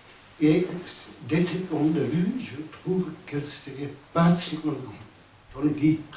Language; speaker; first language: French; non-native, fluent; Spanish